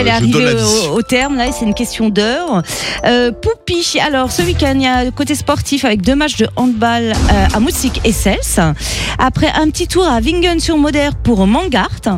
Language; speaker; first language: French; native; French